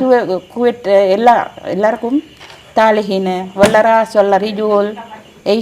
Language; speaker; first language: Arabic; non-native, learner; Sinhala